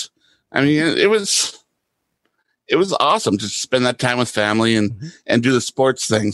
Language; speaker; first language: English; native; English